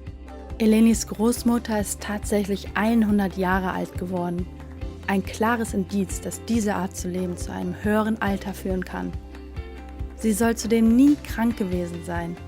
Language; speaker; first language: German; native; German